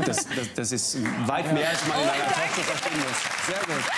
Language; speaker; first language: German; native; German